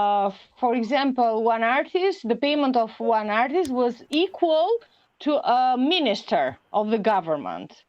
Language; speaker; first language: English; non-native, learner; Albanian